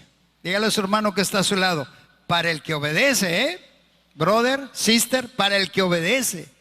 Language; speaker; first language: Spanish; native; Spanish